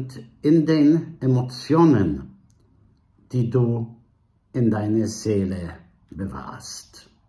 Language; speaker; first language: German; non-native, fluent; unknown